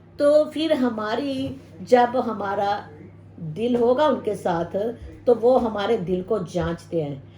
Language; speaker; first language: Hindi; non-native, local second language; Punjabi